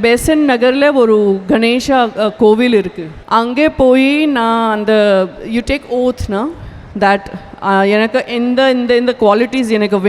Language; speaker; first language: Tamil; non-native, local second language; Gujarati